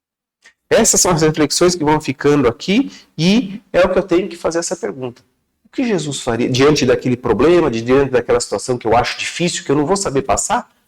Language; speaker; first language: Portuguese; native; Portuguese